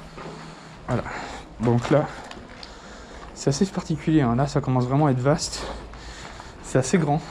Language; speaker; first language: French; native; French